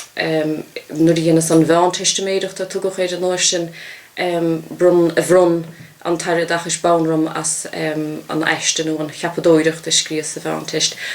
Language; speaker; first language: Irish; non-native, local second language; English